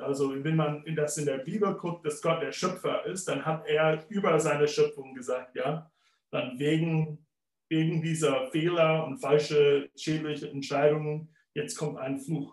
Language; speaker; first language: German; non-native, fluent; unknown